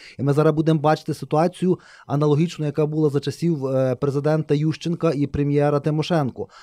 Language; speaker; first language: Ukrainian; native; Ukrainian